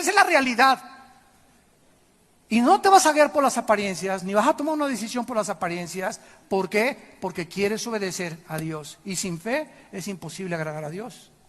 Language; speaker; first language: Spanish; native; Spanish